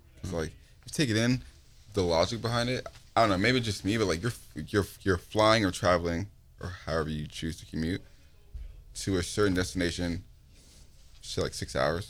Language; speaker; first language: English; native; English